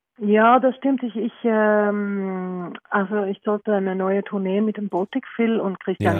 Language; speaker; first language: German; non-native, learner; Norwegian